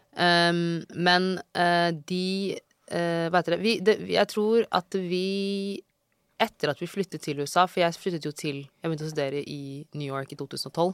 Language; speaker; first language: Norwegian; native; Norwegian